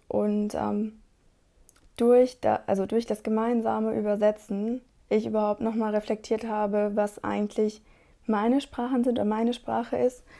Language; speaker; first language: German; non-native, fluent; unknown